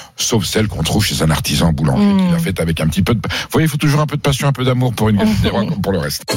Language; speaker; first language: French; native; French